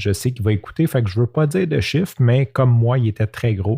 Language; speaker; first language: French; native; French